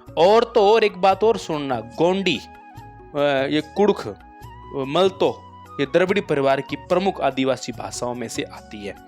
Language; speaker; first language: Hindi; native; Hindi